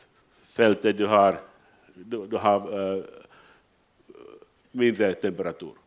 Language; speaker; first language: Swedish; non-native, learner; Finnish